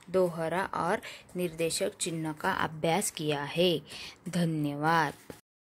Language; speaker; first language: Hindi; non-native, local second language; Marathi